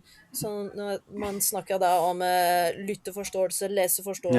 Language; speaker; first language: Norwegian; non-native, fluent; French